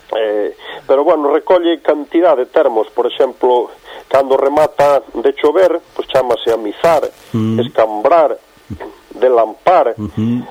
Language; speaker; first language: Galician; native; Galician